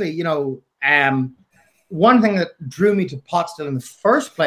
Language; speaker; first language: English; native; English